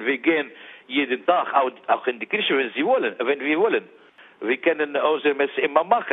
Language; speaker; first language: German; non-native, learner; Arabic